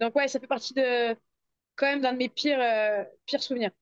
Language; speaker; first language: French; native; French